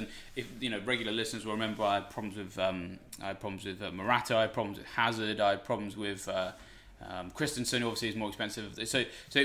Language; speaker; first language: English; native; English